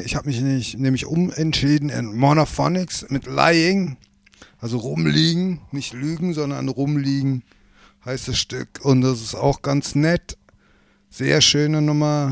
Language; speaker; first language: German; native; German